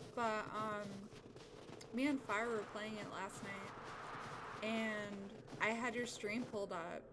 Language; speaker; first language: English; native; English